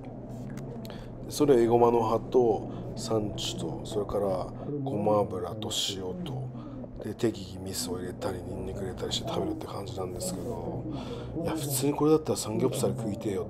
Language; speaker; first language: Japanese; native; Japanese